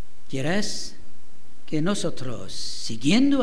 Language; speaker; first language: Spanish; non-native, fluent; French